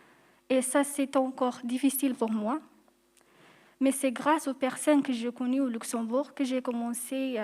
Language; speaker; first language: French; non-native, fluent; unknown